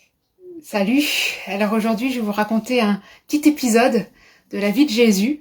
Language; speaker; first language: French; native; French